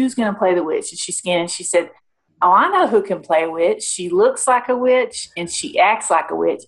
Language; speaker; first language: English; native; English